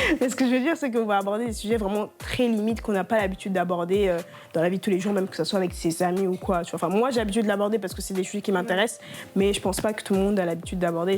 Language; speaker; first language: French; non-native, local second language; Lingala